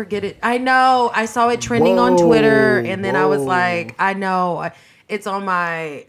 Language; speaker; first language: English; native; English